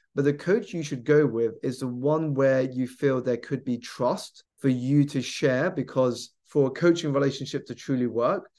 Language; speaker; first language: English; native; English